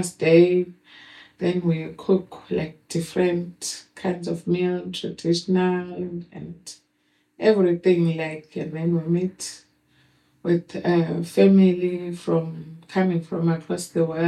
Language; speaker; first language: English; non-native, local second language; Shona